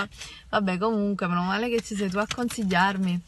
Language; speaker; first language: Italian; native; Italian